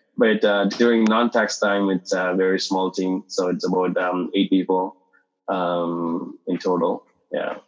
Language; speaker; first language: English; non-native, local second language; Tamil